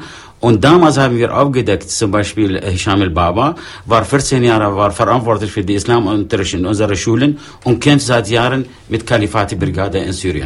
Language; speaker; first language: German; non-native, fluent; Arabic